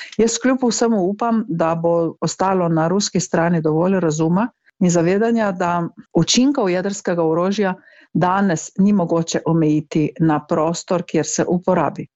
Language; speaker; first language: Slovenian; native; Slovenian